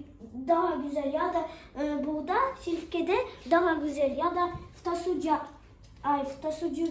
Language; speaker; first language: Turkish; early bilingual, other home language; Russian